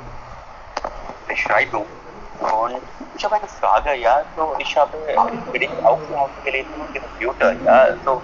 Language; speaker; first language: German; non-native, fluent; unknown